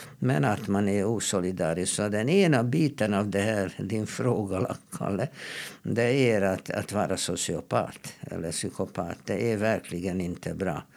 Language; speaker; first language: Swedish; non-native, fluent; Hungarian